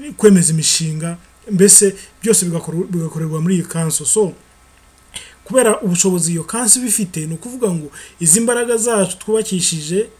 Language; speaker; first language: Kinyarwanda; early bilingual, heritage; Kinyarwanda